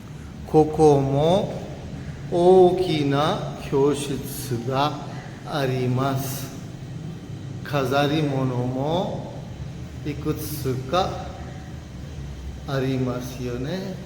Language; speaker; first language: Japanese; non-native, fluent; Urdu